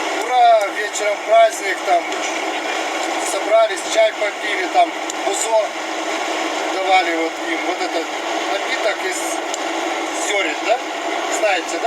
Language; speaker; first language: Russian; native; Russian